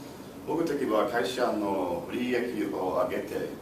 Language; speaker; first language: Japanese; non-native, learner; English